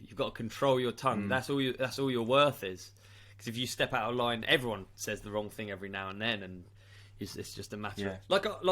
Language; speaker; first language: English; native; English